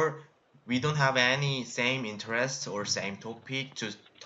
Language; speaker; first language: English; non-native, learner; Korean